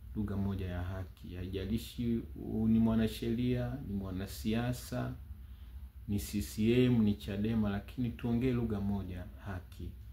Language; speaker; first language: Swahili; native; Swahili